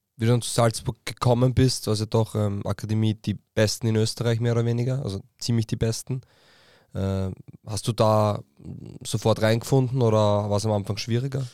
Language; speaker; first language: German; native; German